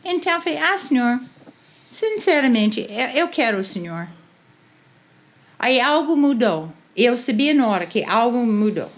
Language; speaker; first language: Portuguese; non-native, fluent; English